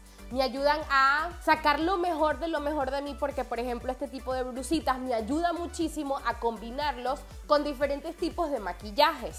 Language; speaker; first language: Spanish; native; Spanish